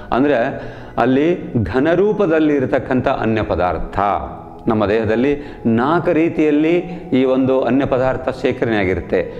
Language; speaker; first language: Kannada; native; Kannada